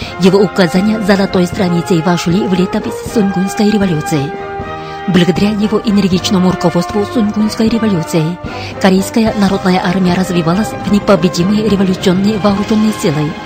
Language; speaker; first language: Russian; non-native, fluent; Korean